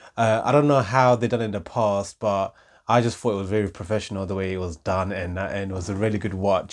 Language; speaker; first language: English; native; English